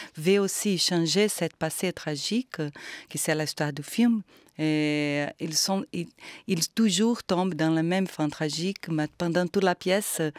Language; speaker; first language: French; non-native, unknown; Portuguese